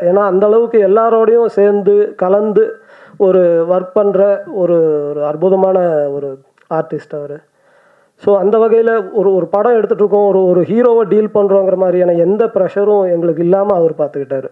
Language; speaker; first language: Tamil; native; Tamil